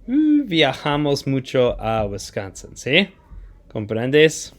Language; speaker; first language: Spanish; non-native, fluent; English